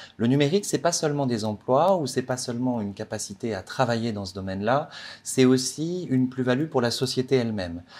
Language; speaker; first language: French; native; French